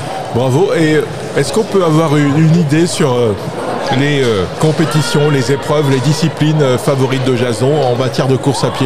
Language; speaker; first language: French; native; French